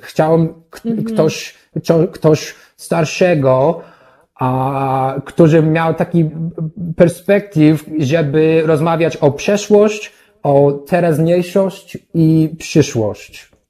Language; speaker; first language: Polish; non-native, learner; English